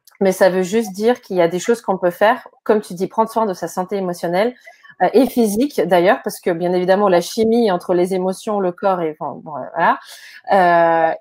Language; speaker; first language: French; non-native, fluent; Ukrainian